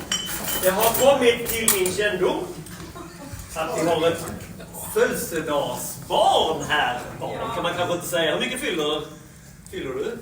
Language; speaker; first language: Swedish; native; Swedish